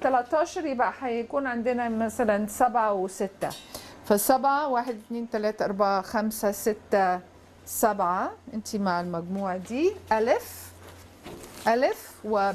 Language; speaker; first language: Arabic; non-native, fluent; English